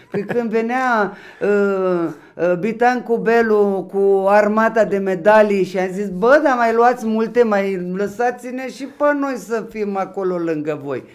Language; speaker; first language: Romanian; non-native, local second language; Ukrainian